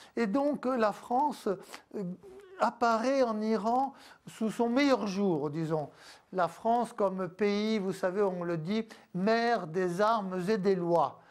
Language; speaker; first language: French; native; French